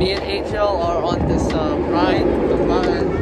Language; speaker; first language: English; native; English